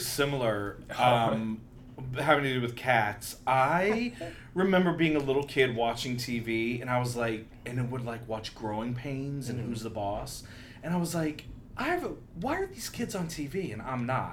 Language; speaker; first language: English; native; English